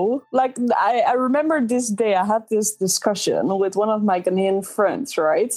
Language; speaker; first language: English; non-native, fluent; Dutch